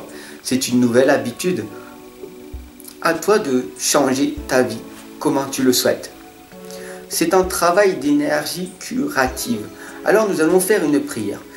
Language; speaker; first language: French; native; French